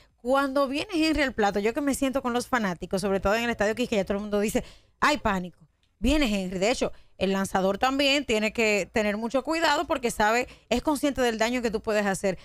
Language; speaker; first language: Spanish; native; Spanish